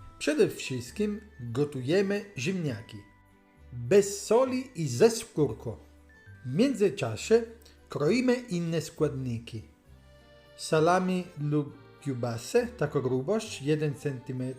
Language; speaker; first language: Polish; non-native, learner; Italian